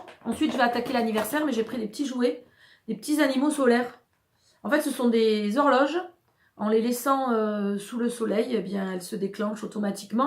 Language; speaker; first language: French; native; French